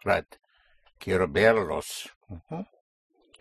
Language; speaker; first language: Spanish; non-native, fluent; English